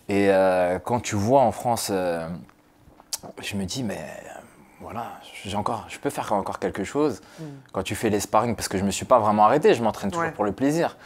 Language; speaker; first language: French; native; French